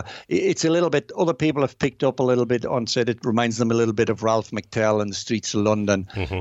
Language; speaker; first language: English; native; English